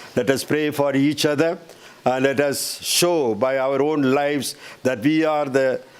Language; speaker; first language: English; non-native, local second language; Tamil